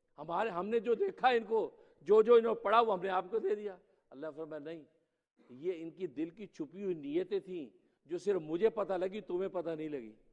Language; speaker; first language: Urdu; non-native, local second language; Punjabi